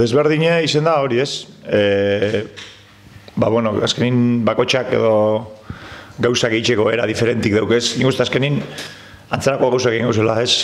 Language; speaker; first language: Basque; native; Basque